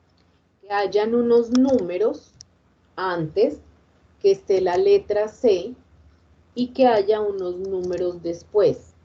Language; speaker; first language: Spanish; native; Spanish